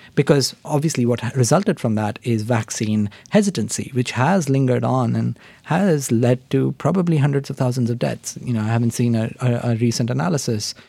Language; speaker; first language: English; non-native, local second language; Hindi